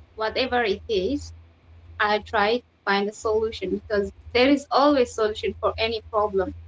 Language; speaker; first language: English; non-native, fluent; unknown